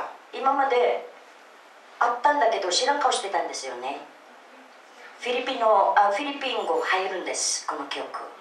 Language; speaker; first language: Japanese; non-native, fluent; Filipino